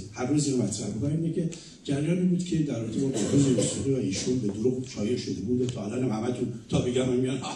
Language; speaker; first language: Persian; native; Persian